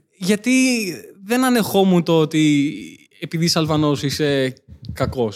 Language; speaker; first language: Greek; early bilingual, other home language; Albanian